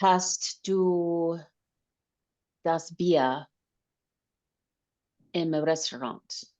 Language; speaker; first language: German; non-native, learner; English